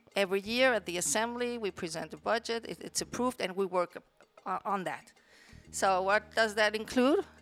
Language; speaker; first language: English; non-native, fluent; Spanish